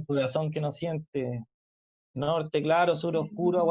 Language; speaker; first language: Spanish; native; Spanish